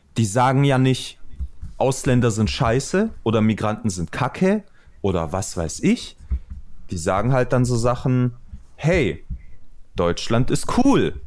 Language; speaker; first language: German; early bilingual, other home language; Albanian